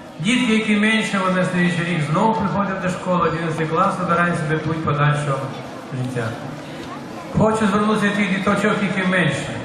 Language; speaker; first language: Ukrainian; native; Ukrainian